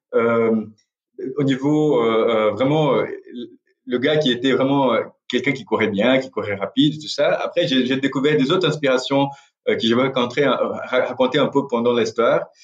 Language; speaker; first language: French; non-native, fluent; Portuguese